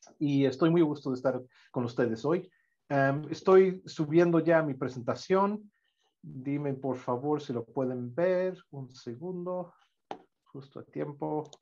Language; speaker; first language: Spanish; non-native, fluent; English